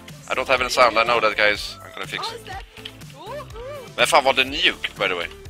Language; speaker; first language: English; non-native, fluent; Swedish